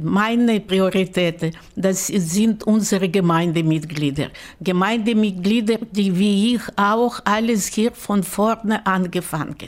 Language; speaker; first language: German; non-native, learner; Russian